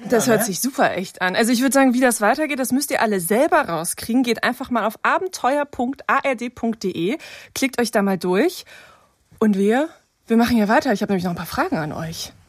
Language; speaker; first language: German; native; German